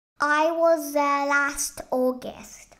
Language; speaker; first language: English; non-native, fluent; Chinese